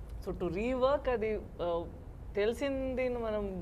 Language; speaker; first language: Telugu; non-native, local second language; Tamil